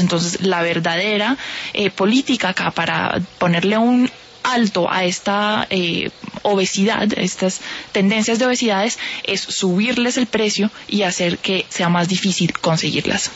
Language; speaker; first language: Spanish; native; Spanish